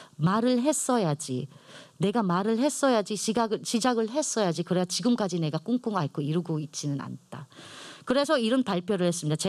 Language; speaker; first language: Korean; non-native, fluent; Filipino